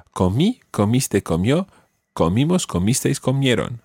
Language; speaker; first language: Spanish; non-native, fluent; English